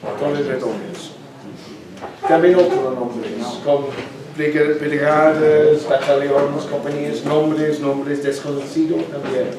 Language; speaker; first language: Spanish; non-native, learner; English